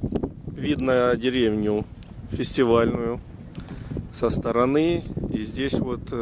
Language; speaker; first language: Russian; native; Russian